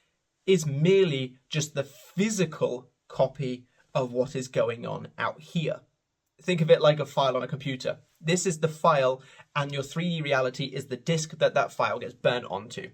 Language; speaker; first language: English; native; English